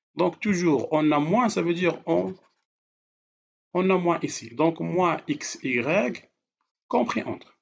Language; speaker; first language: French; non-native, local second language; Arabic